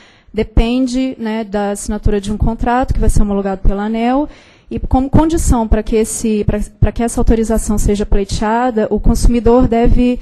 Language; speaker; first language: Portuguese; native; Portuguese